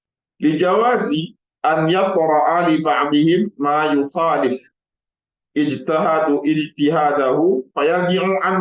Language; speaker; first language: Arabic; non-native, fluent; Indonesian